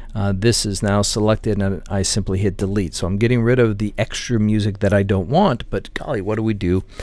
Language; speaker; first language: English; native; English